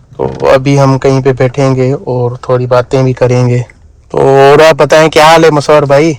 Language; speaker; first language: Urdu; non-native, local second language; Sindhi